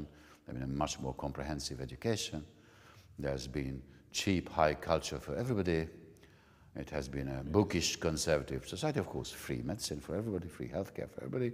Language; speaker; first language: English; non-native, fluent; Hungarian